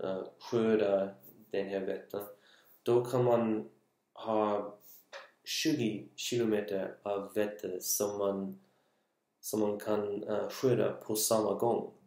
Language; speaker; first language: Swedish; non-native, learner; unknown